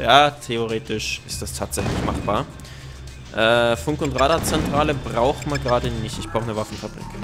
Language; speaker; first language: German; native; German